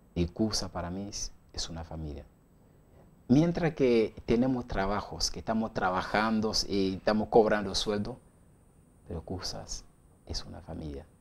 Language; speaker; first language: Spanish; non-native, learner; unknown